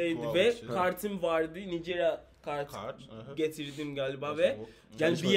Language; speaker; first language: Turkish; non-native, fluent; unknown